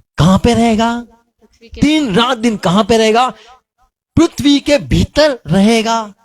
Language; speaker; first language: Hindi; non-native, local second language; Gujarati